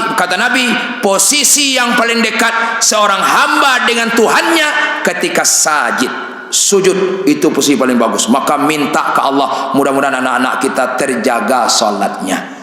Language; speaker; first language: Malay; non-native, local second language; Minangkabau